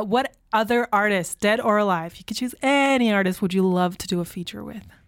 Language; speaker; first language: English; non-native, fluent; German